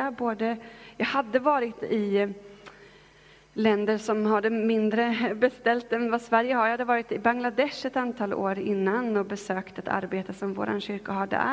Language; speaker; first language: Swedish; native; Swedish